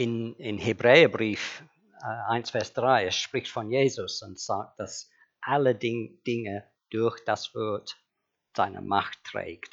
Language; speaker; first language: German; non-native, fluent; English